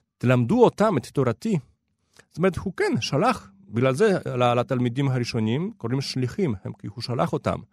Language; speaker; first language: Hebrew; non-native, fluent; Polish